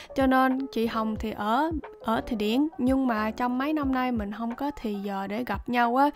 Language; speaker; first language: Vietnamese; early bilingual, heritage; Vietnamese